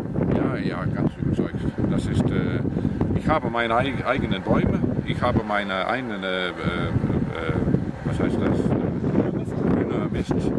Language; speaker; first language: German; non-native, learner; Danish